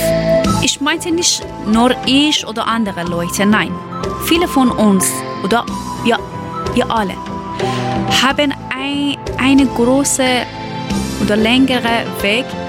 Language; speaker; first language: German; non-native, learner; Persian